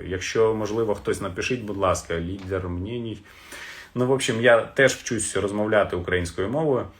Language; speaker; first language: Ukrainian; non-native, local second language; Russian